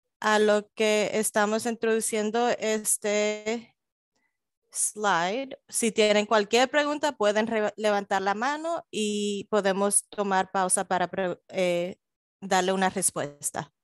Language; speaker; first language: Spanish; early bilingual, heritage; Spanish